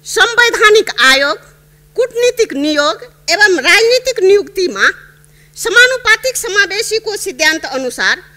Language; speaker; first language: Nepali; non-native, local second language; Maithili